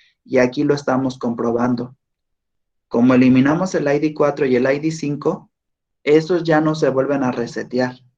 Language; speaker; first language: Spanish; native; Spanish